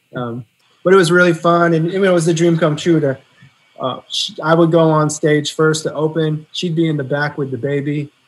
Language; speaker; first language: English; native; English